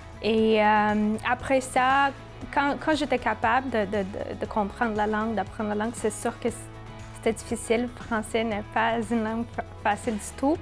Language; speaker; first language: French; non-native, fluent; Portuguese